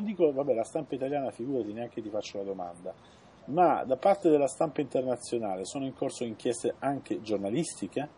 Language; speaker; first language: Italian; native; Italian